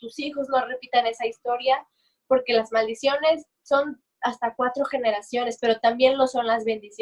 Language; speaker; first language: Spanish; native; Spanish